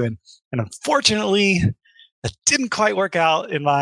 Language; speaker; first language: English; native; English